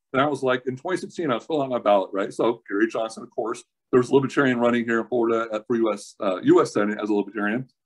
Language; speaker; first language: English; native; English